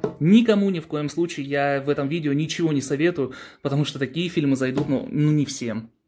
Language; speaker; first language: Russian; early bilingual, heritage; Russian